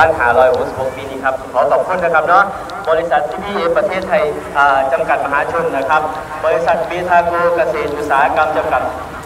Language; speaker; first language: Thai; non-native, local second language; Northeastern Thai